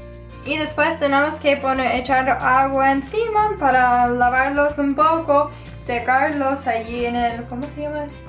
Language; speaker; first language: Spanish; non-native, fluent; English